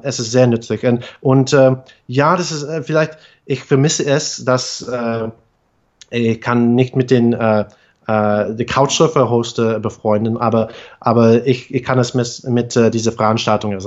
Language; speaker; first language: German; non-native, fluent; English